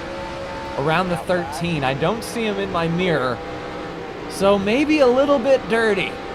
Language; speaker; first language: English; native; English